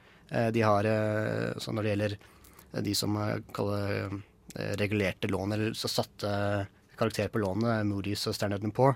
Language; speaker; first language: Norwegian; native; Norwegian